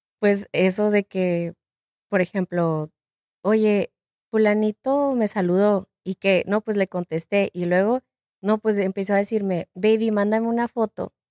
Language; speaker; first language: Spanish; native; Spanish